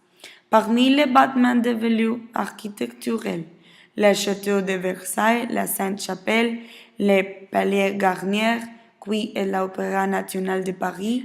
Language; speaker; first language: French; non-native, learner; Spanish